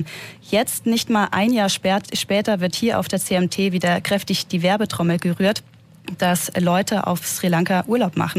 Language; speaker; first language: German; native; German